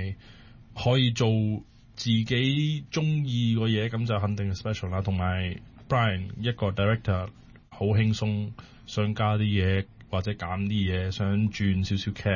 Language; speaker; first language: Cantonese; native; Cantonese